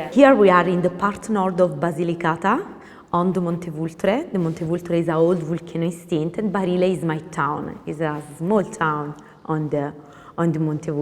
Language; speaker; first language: English; non-native, learner; Italian